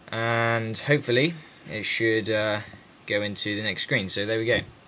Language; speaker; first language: English; native; English